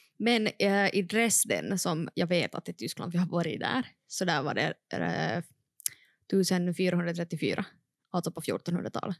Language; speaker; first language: Swedish; native; Swedish